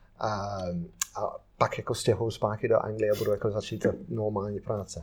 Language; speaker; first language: Czech; non-native, fluent; English